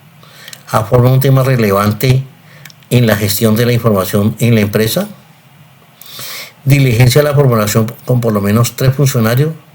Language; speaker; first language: Spanish; native; Spanish